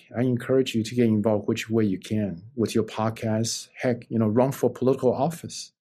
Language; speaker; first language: English; non-native, fluent; Chinese